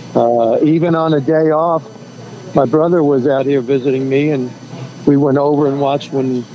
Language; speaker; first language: English; native; English